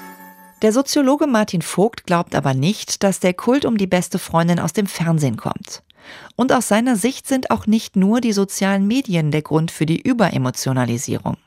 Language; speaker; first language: German; native; German